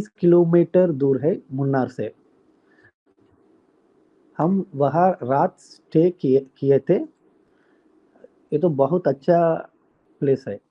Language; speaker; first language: Hindi; non-native, local second language; Telugu